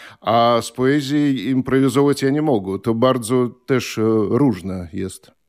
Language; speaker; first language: Polish; non-native, fluent; Belarusian